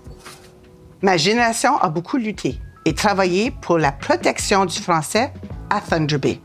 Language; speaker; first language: French; native; French